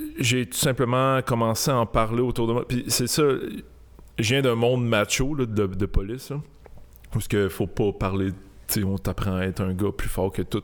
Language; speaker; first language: French; native; French